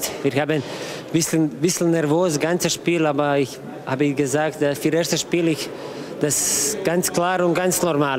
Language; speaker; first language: German; non-native, learner; Croatian